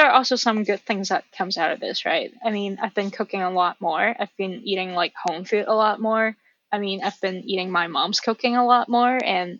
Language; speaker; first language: English; non-native, local second language; Cantonese